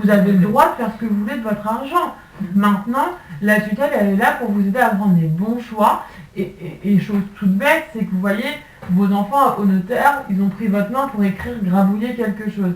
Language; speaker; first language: French; native; French